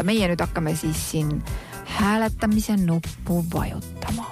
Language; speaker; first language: Estonian; native; Estonian